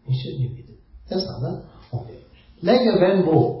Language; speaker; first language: Russian; non-native, learner; Tibetan